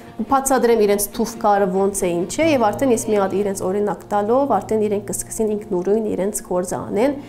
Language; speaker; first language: Armenian; early bilingual, heritage; Armenian